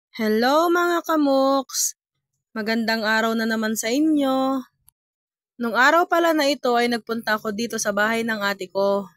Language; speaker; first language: Filipino; non-native, local second language; Iloko